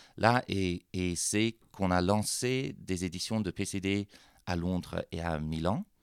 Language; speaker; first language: French; non-native, fluent; English